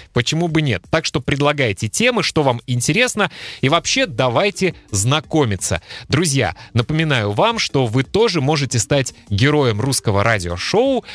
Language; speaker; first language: Russian; native; Russian